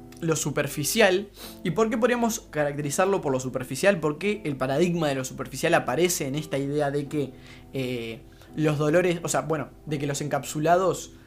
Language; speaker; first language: Spanish; native; Spanish